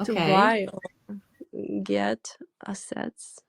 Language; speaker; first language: English; non-native, learner; Russian